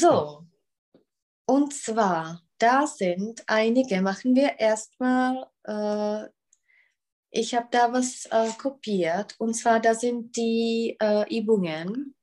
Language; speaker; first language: German; non-native, fluent; Czech